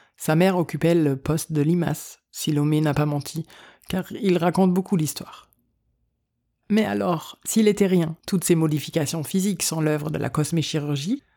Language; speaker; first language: French; native; French